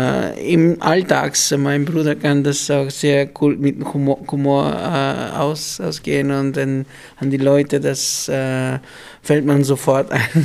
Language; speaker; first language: German; non-native, fluent; Bulgarian